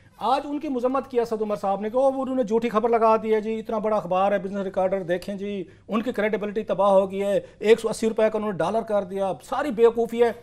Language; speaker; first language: Urdu; non-native, local second language; Saraiki